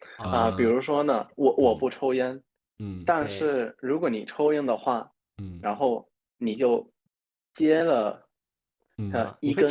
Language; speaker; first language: Chinese; non-native, fluent; Spanish